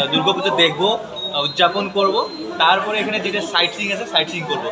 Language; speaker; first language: Bangla; non-native, local second language; Assamese